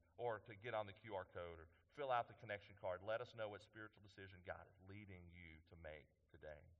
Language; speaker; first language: English; native; English